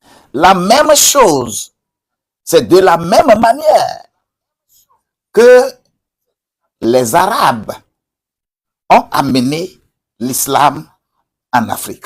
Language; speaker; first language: French; non-native, local second language; Ewe